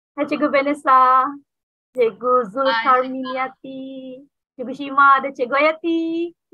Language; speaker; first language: Malay; native; Malay